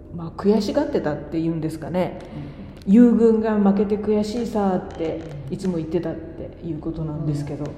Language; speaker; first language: Japanese; native; Japanese